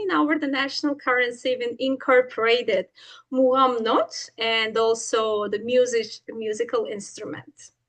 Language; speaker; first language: English; non-native, fluent; Azerbaijani